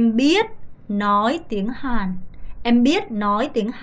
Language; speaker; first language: Vietnamese; non-native, fluent; Korean